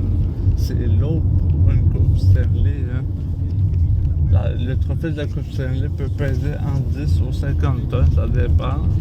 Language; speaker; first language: French; native; French